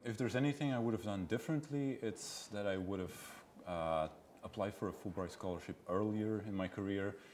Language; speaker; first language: English; non-native, fluent; Dutch